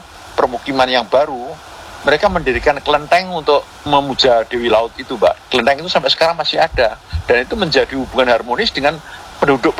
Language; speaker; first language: Indonesian; native; Indonesian